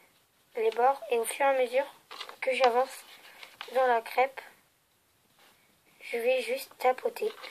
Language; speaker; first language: French; native; French